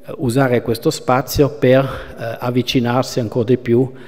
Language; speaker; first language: Italian; non-native, local second language; German